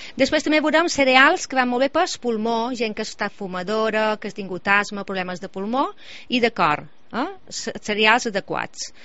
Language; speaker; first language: Catalan; native; Catalan